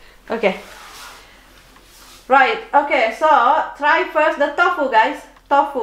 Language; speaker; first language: English; non-native, fluent; Indonesian